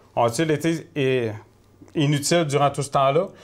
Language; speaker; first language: French; native; French